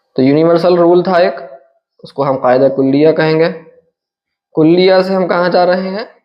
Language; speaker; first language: Urdu; native; Urdu